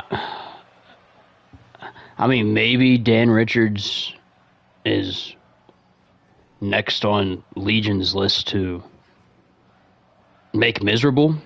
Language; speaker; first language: English; native; English